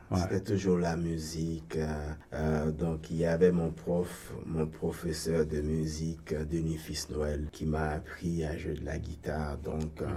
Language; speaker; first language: French; native; French